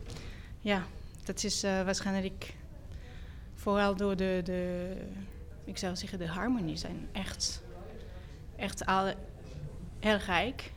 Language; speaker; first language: Dutch; non-native, fluent; French